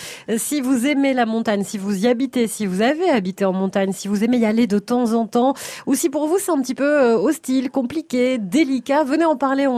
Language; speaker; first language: French; native; French